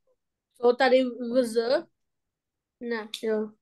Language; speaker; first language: Czech; non-native, learner; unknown